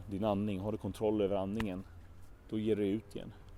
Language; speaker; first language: Swedish; native; Swedish